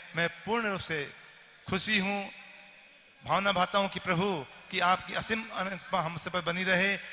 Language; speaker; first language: Hindi; native; Hindi